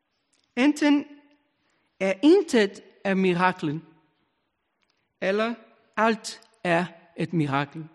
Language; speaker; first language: Danish; non-native, learner; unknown